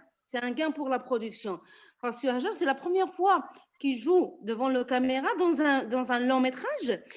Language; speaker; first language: French; non-native, local second language; Arabic